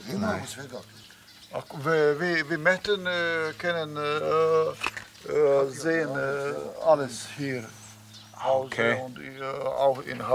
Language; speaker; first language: German; non-native, learner; Bosnian